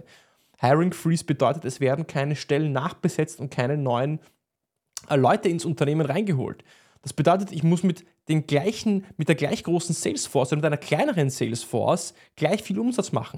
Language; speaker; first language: German; native; German